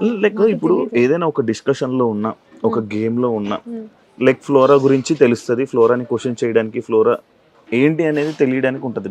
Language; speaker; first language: Telugu; native; Telugu